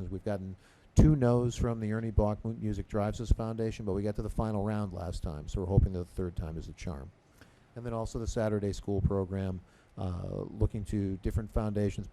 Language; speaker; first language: English; native; English